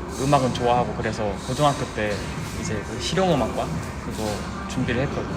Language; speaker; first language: Korean; non-native, fluent; Thai